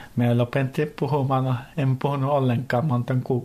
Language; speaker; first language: Finnish; early bilingual, heritage; Norwegian